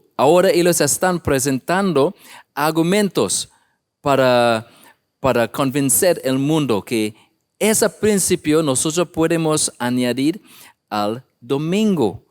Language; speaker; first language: Spanish; non-native, learner; English